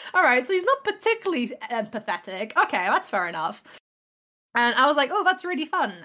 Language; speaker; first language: English; native; English